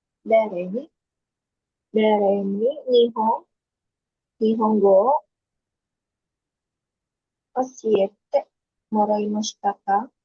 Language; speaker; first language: Japanese; non-native, learner; Indonesian